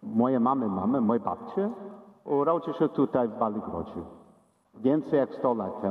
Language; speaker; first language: Polish; non-native, fluent; English